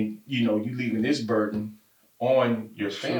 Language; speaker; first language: English; native; English